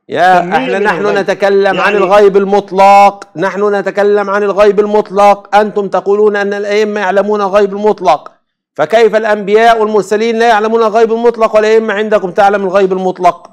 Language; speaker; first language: Arabic; native; Arabic